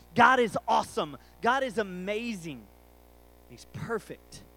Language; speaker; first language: English; native; English